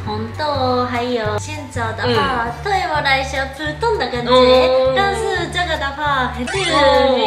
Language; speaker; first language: Chinese; non-native, learner; Japanese